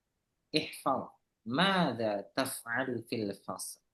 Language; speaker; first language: Arabic; non-native, fluent; Indonesian